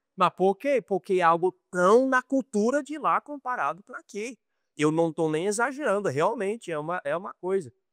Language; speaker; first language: Portuguese; non-native, fluent; English